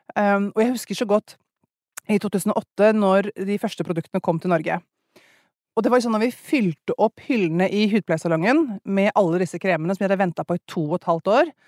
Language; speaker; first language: Norwegian; native; Norwegian